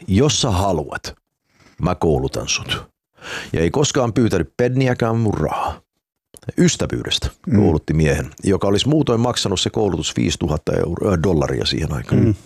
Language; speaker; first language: Finnish; early bilingual, heritage; Finnish